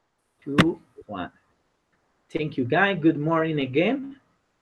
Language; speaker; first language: English; non-native, learner; Spanish